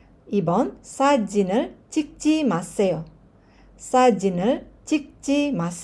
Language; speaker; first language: Korean; non-native, fluent; Indonesian